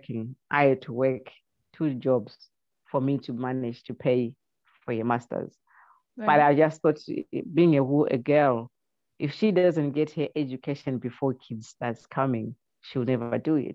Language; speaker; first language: English; non-native, local second language; Shona